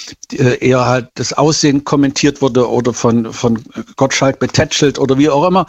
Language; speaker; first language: German; native; German